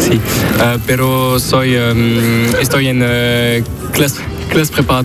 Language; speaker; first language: Spanish; non-native, learner; French